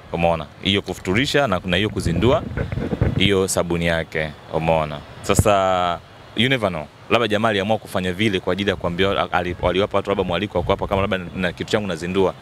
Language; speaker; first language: Swahili; native; Swahili